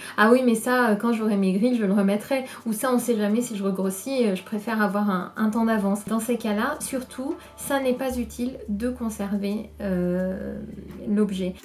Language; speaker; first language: French; native; French